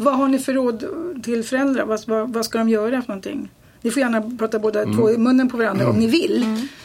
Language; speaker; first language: Swedish; native; Swedish